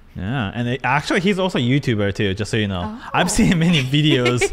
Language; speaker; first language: English; non-native, fluent; Japanese